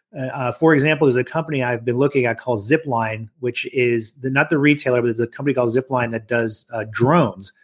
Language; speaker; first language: English; early bilingual, other home language; French